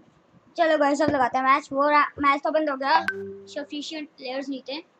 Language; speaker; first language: Hindi; native; Hindi